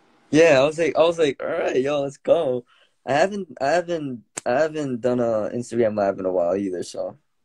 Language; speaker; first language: English; early bilingual, other home language; Korean